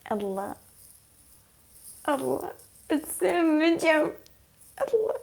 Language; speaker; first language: Arabic; non-native, learner; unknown